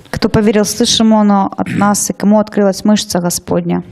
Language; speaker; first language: Russian; native; Russian